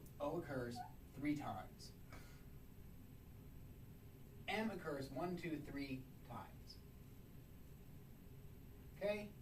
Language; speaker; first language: English; native; English